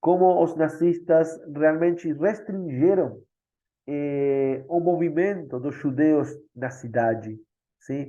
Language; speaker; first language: Portuguese; non-native, fluent; Spanish